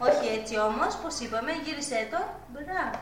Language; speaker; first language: Greek; native; Greek